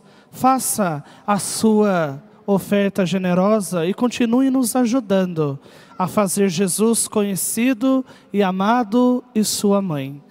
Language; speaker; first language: Portuguese; native; Portuguese